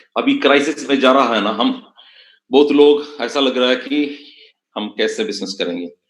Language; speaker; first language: Hindi; non-native, local second language; Malayalam